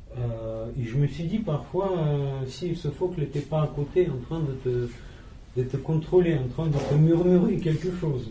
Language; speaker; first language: French; non-native, fluent; Russian